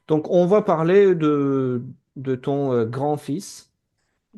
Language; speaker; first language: French; non-native, fluent; Azerbaijani